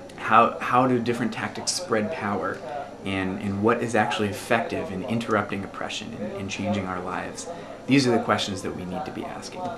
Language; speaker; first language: English; native; English